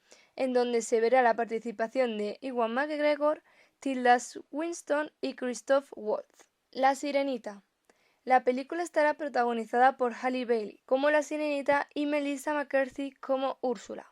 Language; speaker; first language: Spanish; native; Spanish